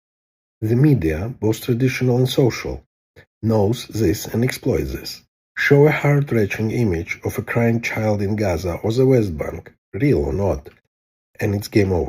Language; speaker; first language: English; non-native, fluent; Hebrew